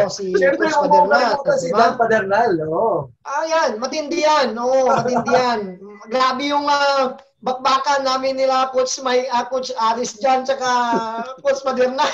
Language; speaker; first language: Filipino; native; Filipino